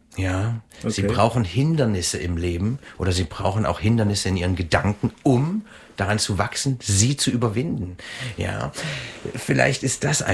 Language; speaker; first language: German; native; German